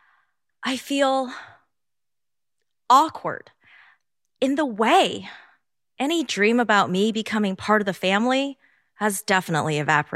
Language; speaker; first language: English; non-native, local second language; Cantonese